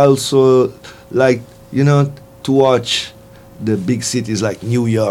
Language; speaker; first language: English; non-native, fluent; Portuguese